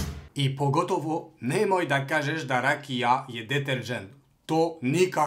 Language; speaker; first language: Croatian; non-native, learner; French